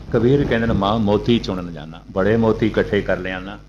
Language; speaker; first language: Urdu; non-native, local second language; Punjabi